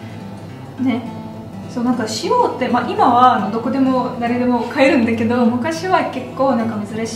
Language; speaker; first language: Japanese; non-native, fluent; Russian